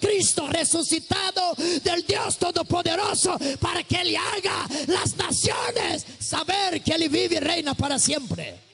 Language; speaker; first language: Spanish; non-native, fluent; Portuguese